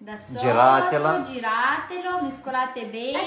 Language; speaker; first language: Italian; native; Italian